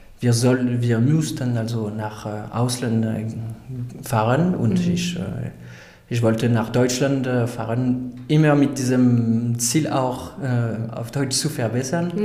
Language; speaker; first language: German; non-native, fluent; French